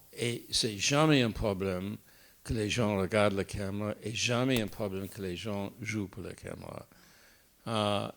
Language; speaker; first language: French; non-native, fluent; English